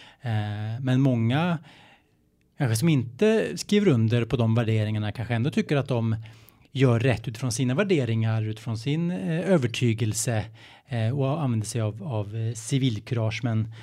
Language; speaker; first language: Swedish; native; Swedish